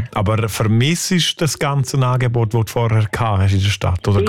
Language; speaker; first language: German; native; German